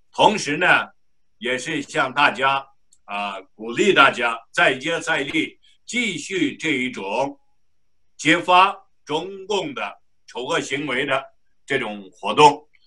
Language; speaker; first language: Chinese; non-native, local second language; Uyghur